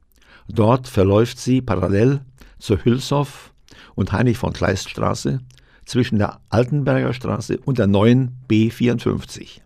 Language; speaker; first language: German; native; German